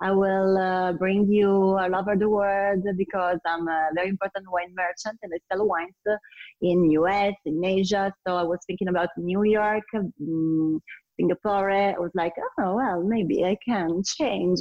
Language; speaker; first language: English; non-native, learner; Italian